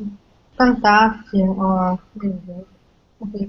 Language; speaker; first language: English; non-native, learner; Russian